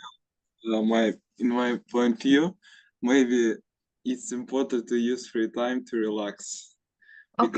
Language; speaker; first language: English; non-native, learner; Russian